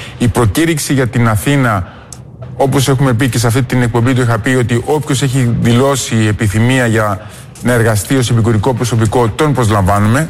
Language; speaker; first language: Greek; native; Greek